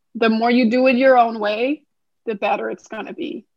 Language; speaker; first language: English; non-native, fluent; Danish